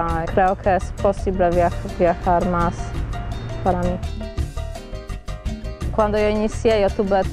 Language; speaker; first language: Spanish; non-native, learner; Polish